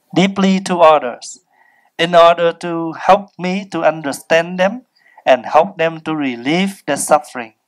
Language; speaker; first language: English; non-native, fluent; Vietnamese